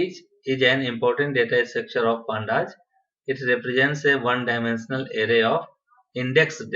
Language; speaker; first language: English; non-native, local second language; Hindi